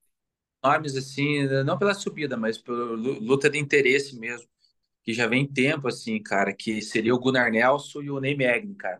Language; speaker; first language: Portuguese; native; Portuguese